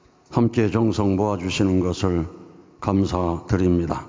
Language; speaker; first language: Korean; native; Korean